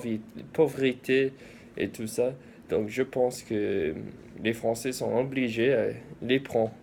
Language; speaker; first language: French; early bilingual, heritage; English